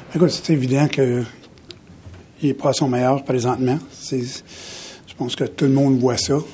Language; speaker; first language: French; native; French